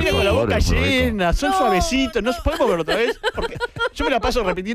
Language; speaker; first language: Spanish; native; Spanish